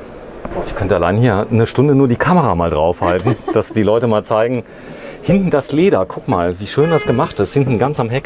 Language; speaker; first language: German; native; German